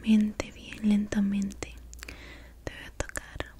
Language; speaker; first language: Spanish; early bilingual, heritage; Spanish